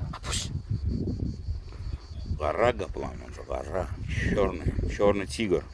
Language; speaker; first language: Russian; native; Russian